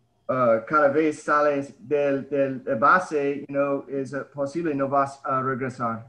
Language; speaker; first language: Spanish; early bilingual, heritage; English